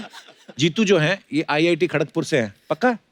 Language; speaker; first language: Hindi; native; Hindi